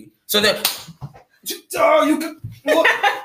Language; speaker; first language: English; native; English